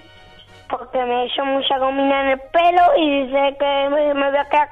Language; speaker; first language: Spanish; native; Spanish